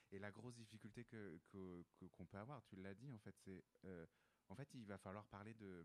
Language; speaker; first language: French; native; French